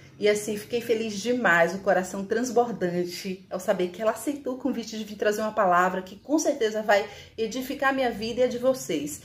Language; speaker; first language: Portuguese; native; Portuguese